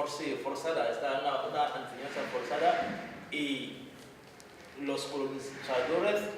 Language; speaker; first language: Spanish; non-native, fluent; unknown